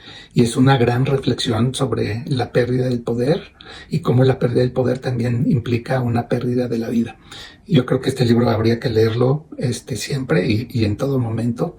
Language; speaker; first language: Spanish; native; Spanish